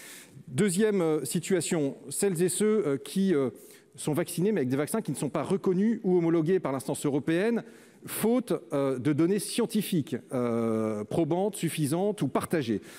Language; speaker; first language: French; native; French